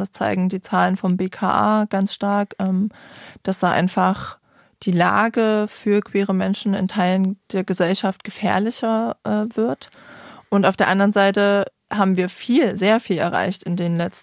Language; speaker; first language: German; native; German